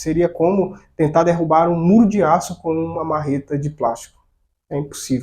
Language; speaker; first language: Portuguese; native; Portuguese